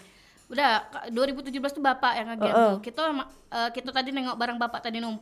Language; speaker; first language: Indonesian; native; Indonesian